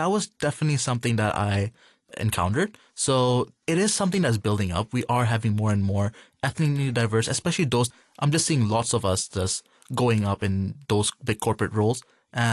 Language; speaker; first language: English; non-native, local second language; Urdu